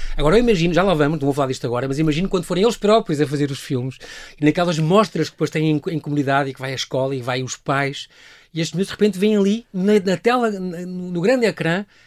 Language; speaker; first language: Portuguese; native; Portuguese